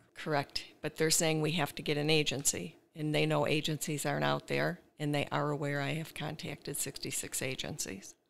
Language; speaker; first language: English; native; English